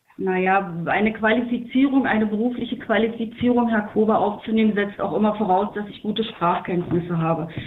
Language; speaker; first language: German; native; German